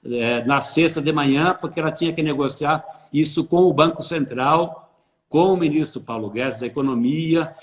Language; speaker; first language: Portuguese; native; Portuguese